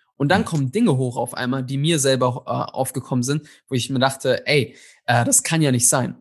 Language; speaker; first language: German; early bilingual, other home language; Tigrinya